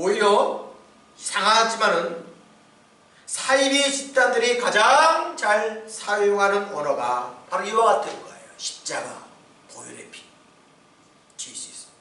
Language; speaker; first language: Korean; native; Korean